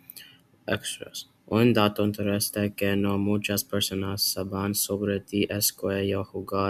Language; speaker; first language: Spanish; non-native, learner; English